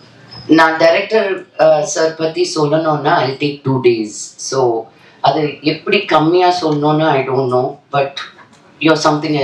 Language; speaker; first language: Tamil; non-native, local second language; Telugu